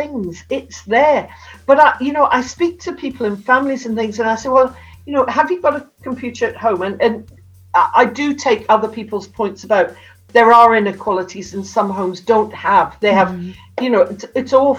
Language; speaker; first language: English; native; English